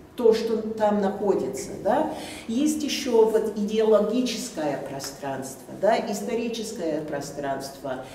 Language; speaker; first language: Russian; non-native, fluent; English